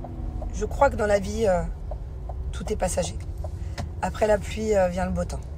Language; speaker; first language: French; native; French